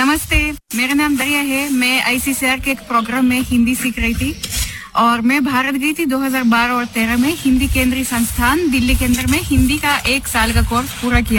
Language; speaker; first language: Hindi; non-native, fluent; Russian